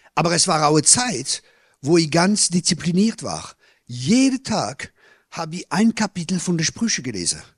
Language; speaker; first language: German; non-native, fluent; French